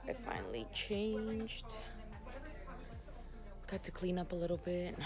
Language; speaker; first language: English; native; English